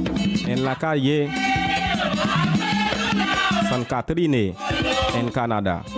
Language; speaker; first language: Spanish; non-native, learner; Haitian Creole